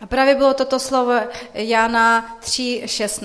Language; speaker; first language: Czech; non-native, fluent; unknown